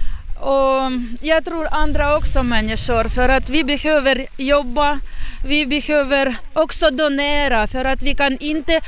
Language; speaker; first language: Swedish; non-native, learner; Ukrainian